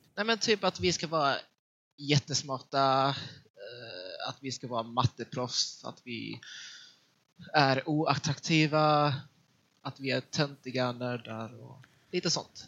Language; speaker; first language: Swedish; early bilingual, other home language; Vietnamese